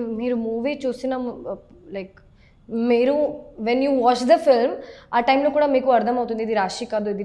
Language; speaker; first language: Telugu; non-native, local second language; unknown